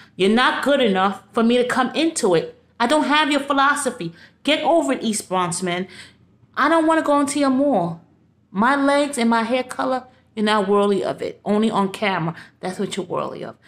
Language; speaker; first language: English; native; English